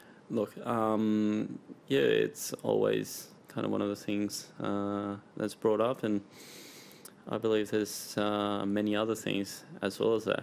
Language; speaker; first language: English; early bilingual, other home language; Spanish